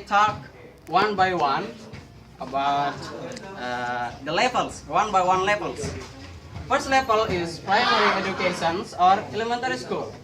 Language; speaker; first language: English; non-native, learner; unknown